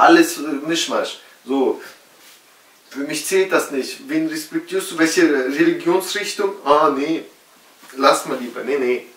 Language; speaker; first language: German; early bilingual, other home language; Russian